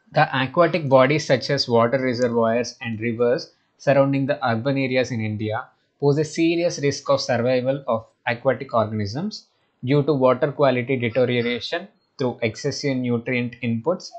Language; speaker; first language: English; non-native, local second language; Telugu